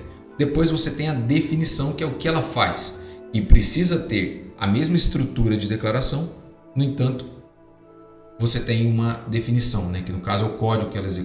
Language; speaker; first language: Portuguese; native; Portuguese